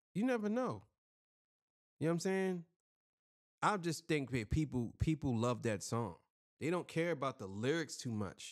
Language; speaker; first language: English; native; English